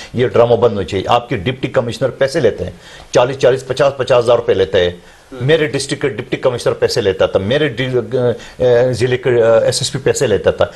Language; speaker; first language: Urdu; non-native, local second language; Pashto